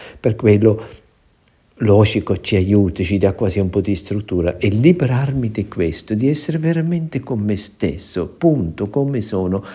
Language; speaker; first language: Italian; non-native, fluent; German